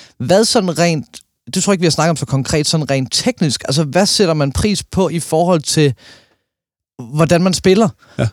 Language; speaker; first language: Danish; native; Danish